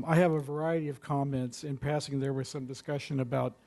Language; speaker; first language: English; native; English